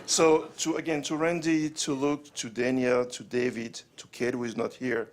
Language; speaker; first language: English; non-native, fluent; French